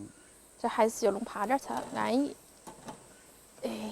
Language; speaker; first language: Chinese; native; Chinese